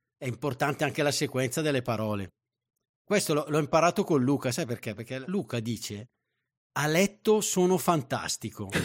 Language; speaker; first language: Italian; native; Italian